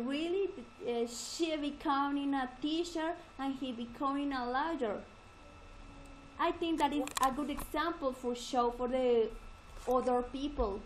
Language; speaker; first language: English; non-native, learner; Spanish